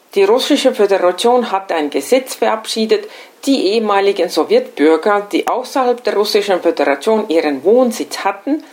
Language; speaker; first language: German; non-native, fluent; Estonian